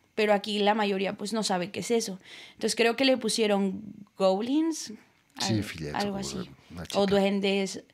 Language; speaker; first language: Spanish; native; Spanish